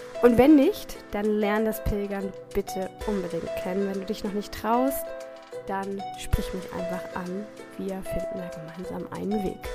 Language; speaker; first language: German; native; German